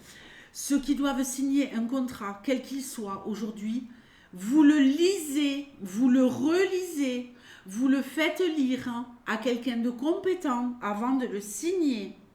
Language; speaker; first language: French; native; French